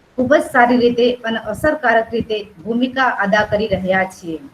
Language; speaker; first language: Gujarati; non-native, local second language; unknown